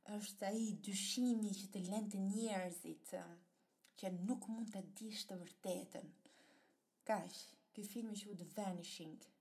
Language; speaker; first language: Albanian; early bilingual, heritage; Albanian